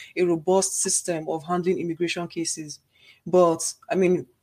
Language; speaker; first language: English; non-native, local second language; Igbo